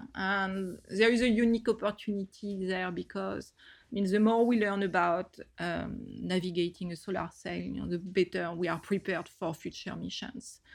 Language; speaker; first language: English; non-native, fluent; French